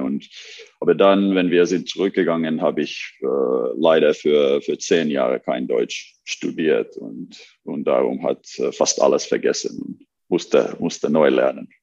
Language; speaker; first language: German; non-native, learner; Finnish